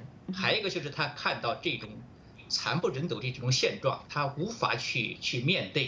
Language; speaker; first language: Chinese; native; Chinese